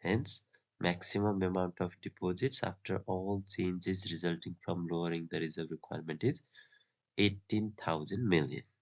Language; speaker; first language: English; non-native, local second language; Nepali